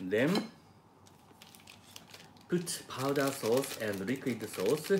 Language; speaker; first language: English; non-native, learner; Japanese